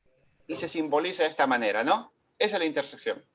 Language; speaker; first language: Spanish; native; Spanish